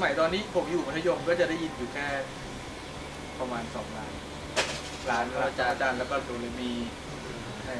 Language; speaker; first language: Thai; native; Thai